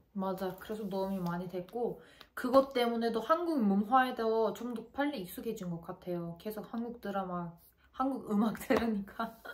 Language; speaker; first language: Korean; non-native, fluent; Turkish